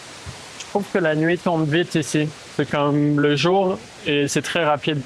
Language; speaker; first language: French; native; French